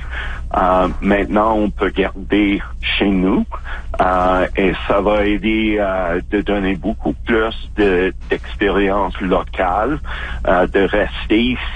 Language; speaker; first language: French; non-native, local second language; English